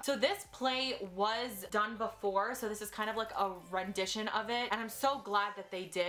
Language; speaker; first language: English; native; English